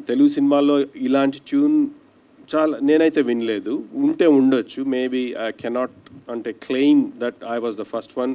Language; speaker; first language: Telugu; native; Telugu